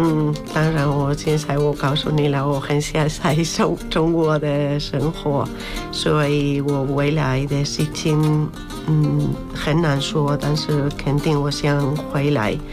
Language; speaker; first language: Chinese; non-native, learner; Spanish